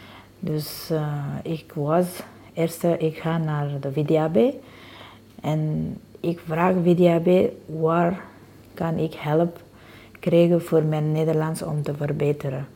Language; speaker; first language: Dutch; non-native, learner; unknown